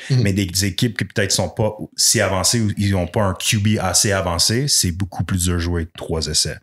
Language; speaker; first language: French; non-native, local second language; English